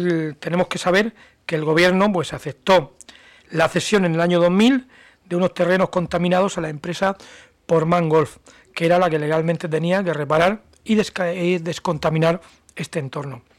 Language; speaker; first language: Spanish; native; Spanish